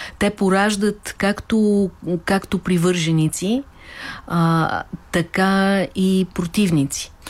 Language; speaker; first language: Bulgarian; native; Bulgarian